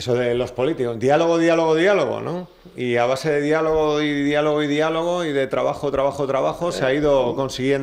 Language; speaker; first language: Spanish; native; Spanish